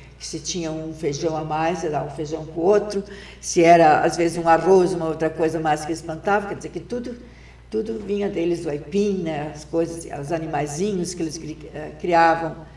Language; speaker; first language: Portuguese; non-native, local second language; German